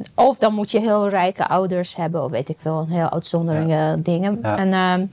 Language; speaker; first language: Dutch; non-native, fluent; Persian